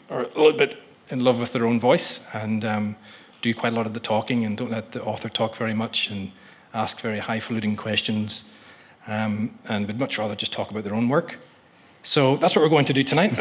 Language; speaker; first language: English; native; English